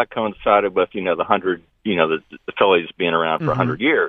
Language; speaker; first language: English; native; English